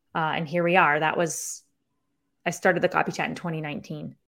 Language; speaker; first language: English; native; English